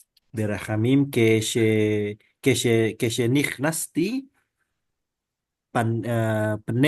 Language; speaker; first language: Hebrew; non-native, learner; Indonesian